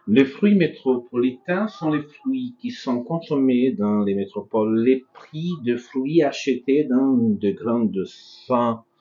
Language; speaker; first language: French; non-native, fluent; Portuguese